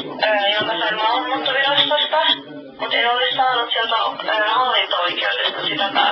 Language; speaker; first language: Finnish; non-native, fluent; Arabic